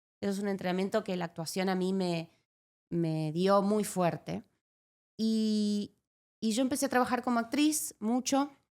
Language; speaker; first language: Spanish; native; Spanish